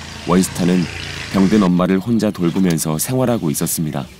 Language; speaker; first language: Korean; native; Korean